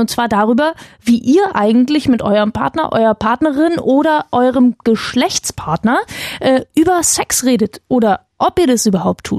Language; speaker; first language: German; native; German